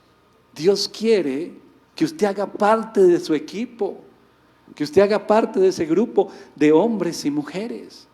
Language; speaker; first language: Spanish; native; Spanish